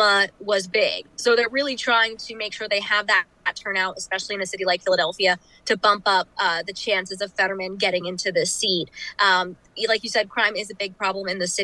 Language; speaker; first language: English; native; English